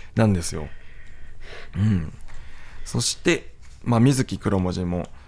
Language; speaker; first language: Japanese; native; Japanese